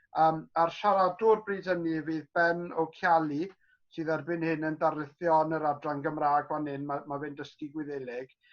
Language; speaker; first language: Welsh; native; Welsh